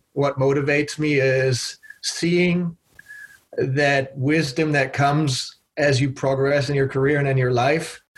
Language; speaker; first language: English; non-native, fluent; German